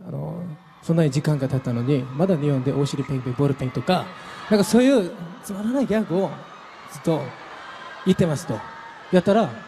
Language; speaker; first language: Japanese; non-native, fluent; Korean